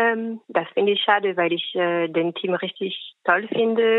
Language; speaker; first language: German; non-native, fluent; French